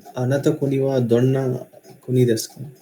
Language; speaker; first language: Japanese; non-native, learner; Kannada